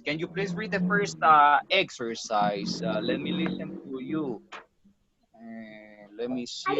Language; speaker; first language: English; non-native, fluent; Spanish